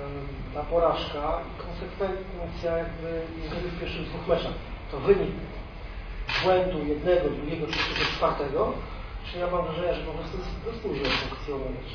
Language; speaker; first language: Polish; native; Polish